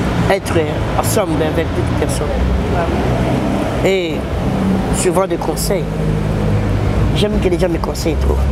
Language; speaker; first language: French; non-native, local second language; Lingala